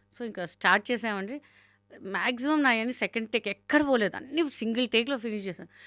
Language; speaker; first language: Telugu; non-native, local second language; Hindi